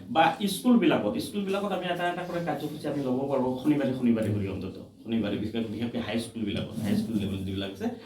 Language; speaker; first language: Assamese; native; Assamese